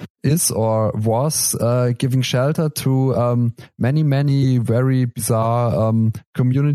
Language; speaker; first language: English; non-native, fluent; German